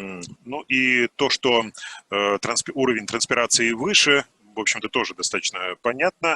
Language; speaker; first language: Russian; native; Russian